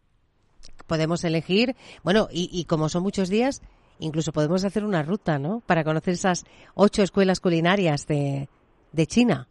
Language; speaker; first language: Spanish; native; Spanish